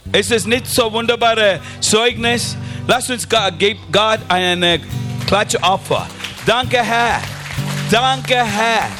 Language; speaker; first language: German; non-native, learner; English